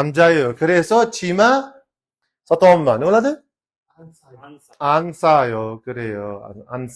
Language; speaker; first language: Korean; non-native, fluent; Uzbek